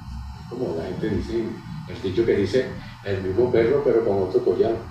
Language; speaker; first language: Spanish; native; Spanish